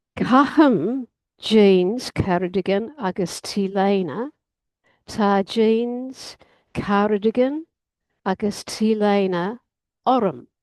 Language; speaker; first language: Irish; non-native, learner; English